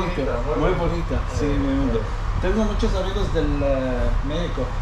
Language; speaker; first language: Spanish; non-native, learner; Arabic